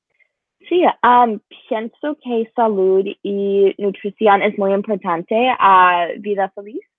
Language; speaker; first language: Spanish; non-native, learner; English